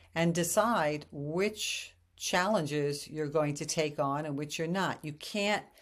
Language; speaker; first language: English; native; English